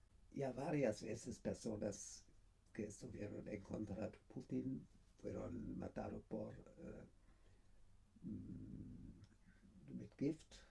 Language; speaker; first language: Spanish; non-native, fluent; German